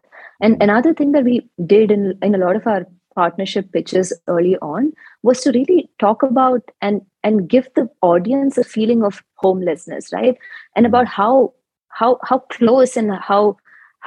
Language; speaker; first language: English; non-native, local second language; Malayalam